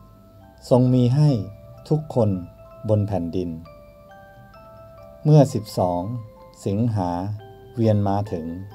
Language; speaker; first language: Thai; native; Thai